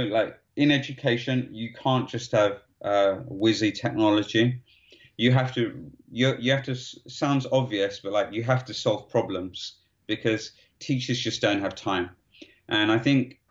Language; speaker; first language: English; native; English